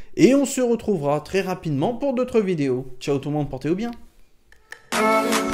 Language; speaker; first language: French; native; French